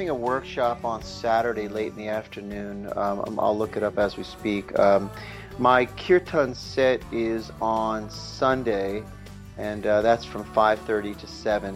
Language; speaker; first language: English; native; English